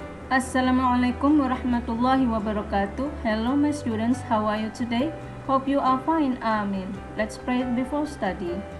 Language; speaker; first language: English; non-native, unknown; Indonesian